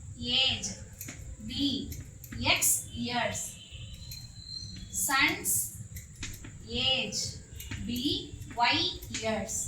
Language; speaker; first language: English; non-native, local second language; Tamil